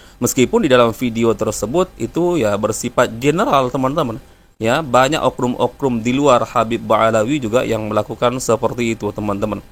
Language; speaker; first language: Indonesian; native; Indonesian